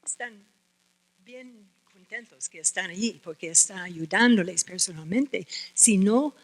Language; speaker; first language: Spanish; non-native, fluent; English